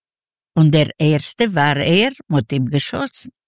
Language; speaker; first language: German; non-native, learner; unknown